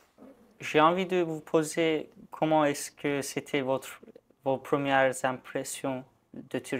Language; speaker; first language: French; non-native, learner; Turkish